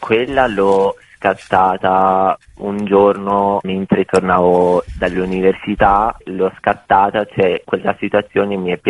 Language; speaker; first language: Italian; non-native, fluent; Bosnian